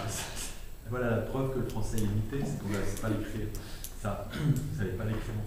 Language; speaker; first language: French; native; French